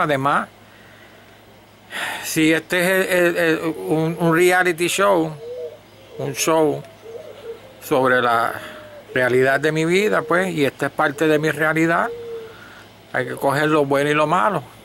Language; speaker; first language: Spanish; native; Spanish